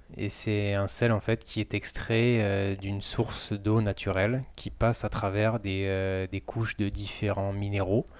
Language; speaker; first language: French; native; French